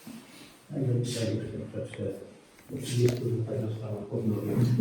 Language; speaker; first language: Polish; native; Polish